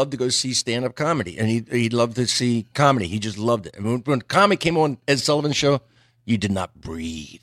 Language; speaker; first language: English; native; English